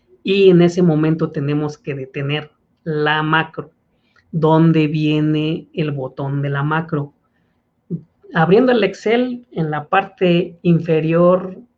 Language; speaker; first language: Spanish; native; Spanish